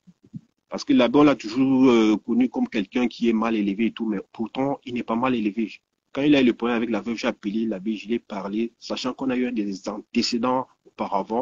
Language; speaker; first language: French; native; French